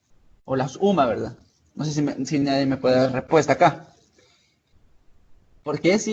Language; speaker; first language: Spanish; native; Spanish